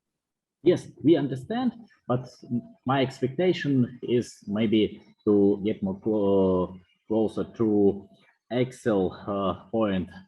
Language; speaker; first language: English; non-native, fluent; Russian